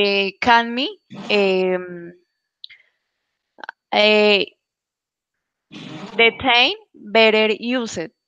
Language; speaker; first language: English; non-native, learner; Spanish